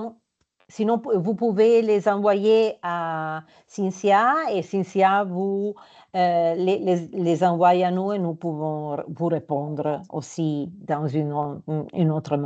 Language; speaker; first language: French; non-native, fluent; Italian